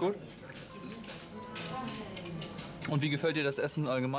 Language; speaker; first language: German; native; German